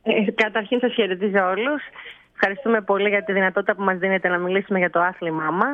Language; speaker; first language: Greek; native; Greek